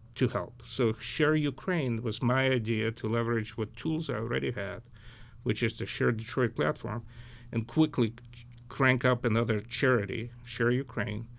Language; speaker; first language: English; early bilingual, other home language; Ukrainian